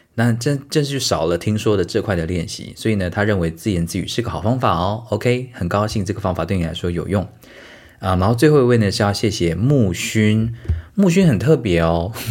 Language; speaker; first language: Chinese; native; Chinese